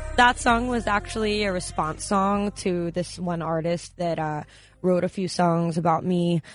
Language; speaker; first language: English; native; English